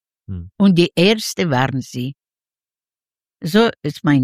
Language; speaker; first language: German; non-native, fluent; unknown